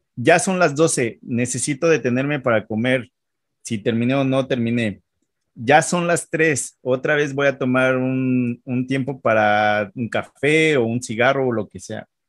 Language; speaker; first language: Spanish; native; Spanish